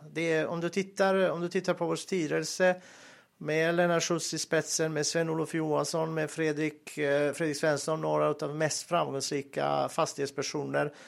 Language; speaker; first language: Swedish; non-native, fluent; Serbian